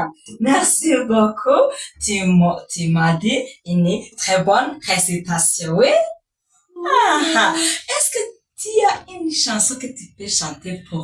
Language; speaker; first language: French; non-native, local second language; Kinyarwanda